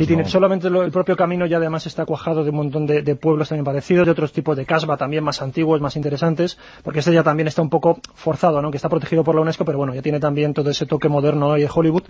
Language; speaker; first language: Spanish; native; Spanish